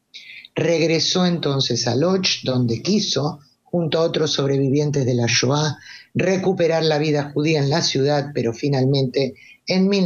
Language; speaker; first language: Spanish; native; Spanish